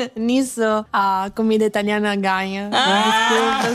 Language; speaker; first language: Portuguese; non-native, fluent; Italian